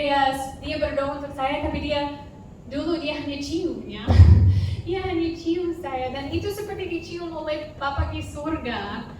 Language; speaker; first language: Indonesian; non-native, fluent; English